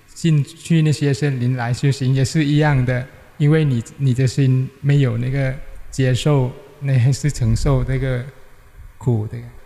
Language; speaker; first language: Chinese; non-native, fluent; Thai